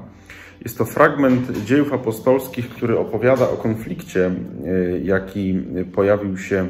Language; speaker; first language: Polish; native; Polish